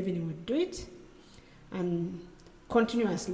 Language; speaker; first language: English; non-native, local second language; Acoli